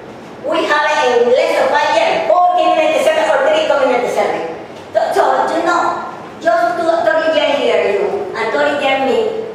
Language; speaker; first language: English; non-native, learner; Spanish